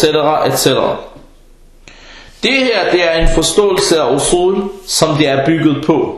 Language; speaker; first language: Danish; early bilingual, other home language; Arabic